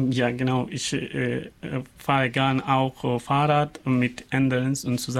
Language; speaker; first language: German; non-native, learner; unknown